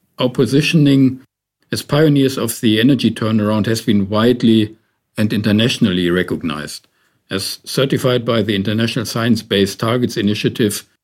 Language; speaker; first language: English; non-native, fluent; German